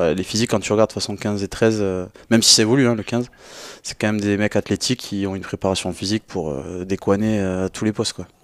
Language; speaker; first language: French; native; French